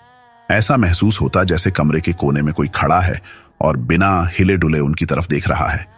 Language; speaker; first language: Hindi; native; Hindi